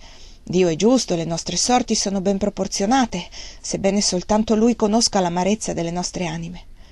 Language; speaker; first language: Italian; native; Italian